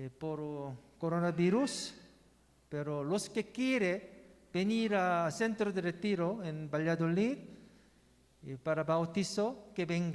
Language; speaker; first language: Spanish; non-native, learner; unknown